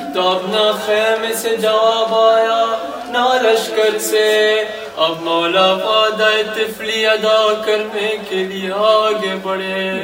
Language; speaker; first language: Urdu; native; Urdu